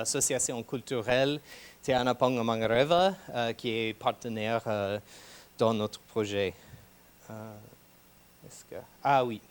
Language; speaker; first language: French; non-native, fluent; English